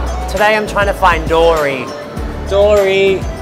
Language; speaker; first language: English; native; English